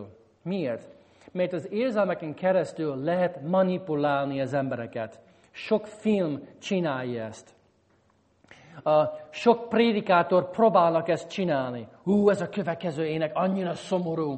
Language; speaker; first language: Hungarian; non-native, fluent; English